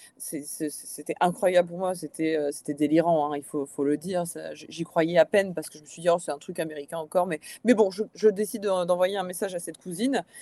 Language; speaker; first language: French; native; French